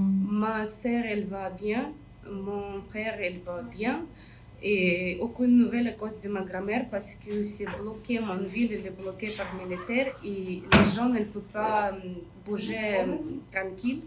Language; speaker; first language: French; non-native, learner; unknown